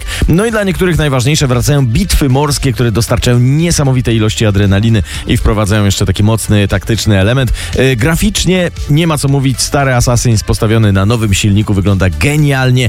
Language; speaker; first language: Polish; native; Polish